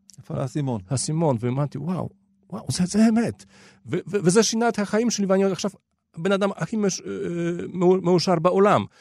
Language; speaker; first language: Hebrew; non-native, fluent; Polish